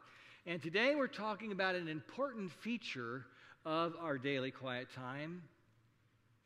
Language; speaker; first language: English; native; English